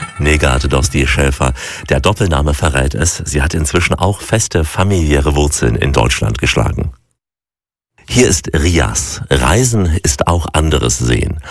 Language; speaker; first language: German; native; German